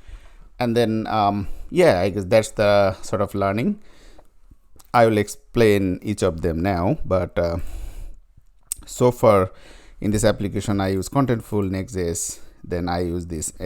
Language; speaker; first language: English; non-native, fluent; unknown